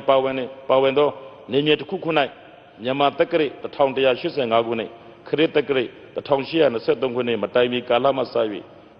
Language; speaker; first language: Burmese; non-native, local second language; Rohingya